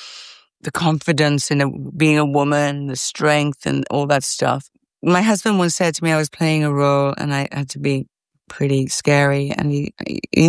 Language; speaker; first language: English; native; English